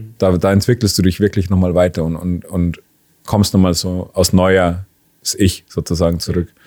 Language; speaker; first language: German; native; German